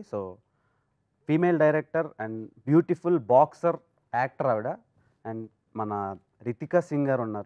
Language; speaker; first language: Telugu; native; Telugu